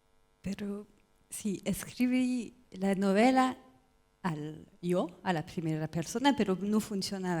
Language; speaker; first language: Spanish; non-native, learner; French